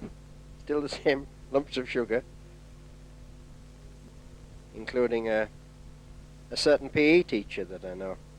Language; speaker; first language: English; native; English